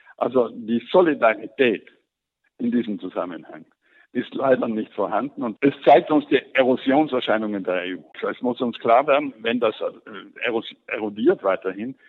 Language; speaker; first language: German; native; German